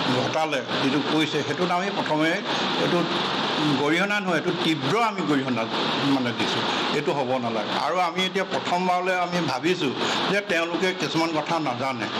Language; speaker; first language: Assamese; native; Assamese